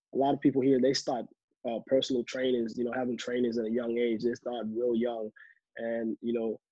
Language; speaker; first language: English; native; English